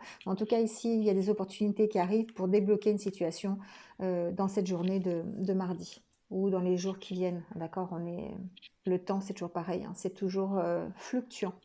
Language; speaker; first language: French; native; French